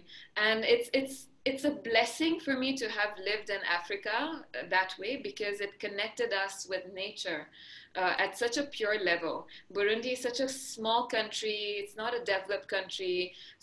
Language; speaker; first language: English; non-native, fluent; Marathi